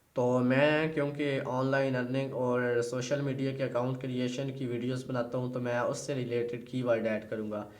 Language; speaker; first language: Urdu; non-native, local second language; Punjabi